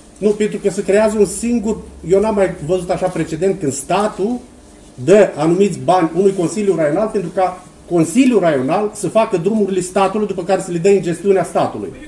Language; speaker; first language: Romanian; native; Romanian